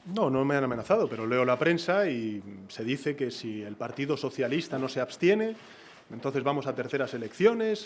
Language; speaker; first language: Spanish; native; Spanish